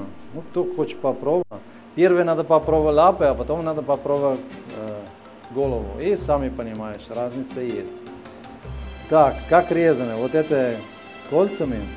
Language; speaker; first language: Russian; non-native, fluent; Italian